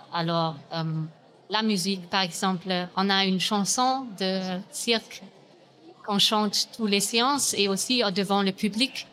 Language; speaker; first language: French; non-native, fluent; German